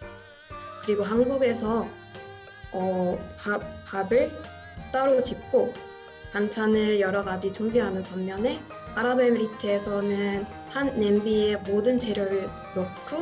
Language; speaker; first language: Korean; non-native, fluent; Arabic